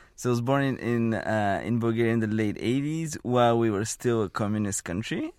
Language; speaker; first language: English; non-native, fluent; Bulgarian